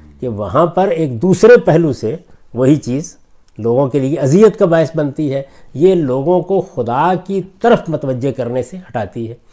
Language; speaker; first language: Urdu; non-native, local second language; Punjabi